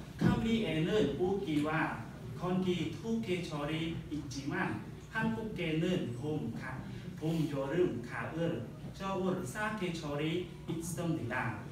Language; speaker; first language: Korean; non-native, learner; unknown